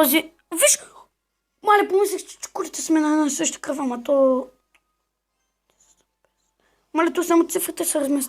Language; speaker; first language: Bulgarian; native; Bulgarian